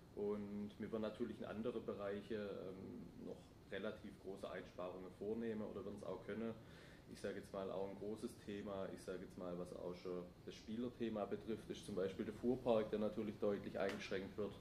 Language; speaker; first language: German; native; German